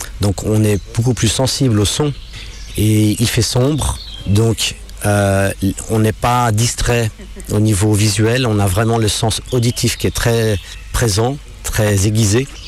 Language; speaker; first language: French; non-native, local second language; English